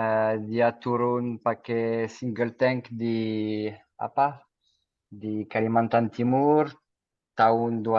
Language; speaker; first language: Indonesian; non-native, fluent; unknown